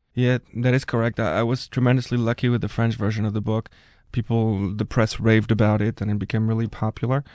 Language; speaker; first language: English; non-native, fluent; French